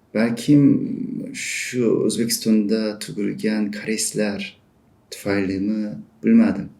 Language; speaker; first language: Uzbek; non-native, fluent; Korean